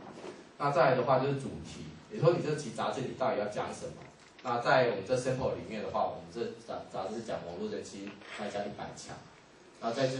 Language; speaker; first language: Chinese; native; Chinese